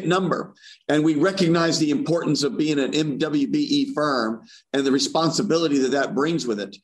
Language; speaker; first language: English; native; English